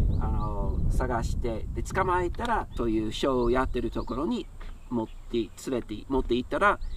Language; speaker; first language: Japanese; non-native, fluent; English